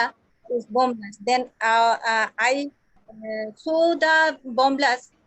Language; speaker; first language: English; non-native, learner; Assamese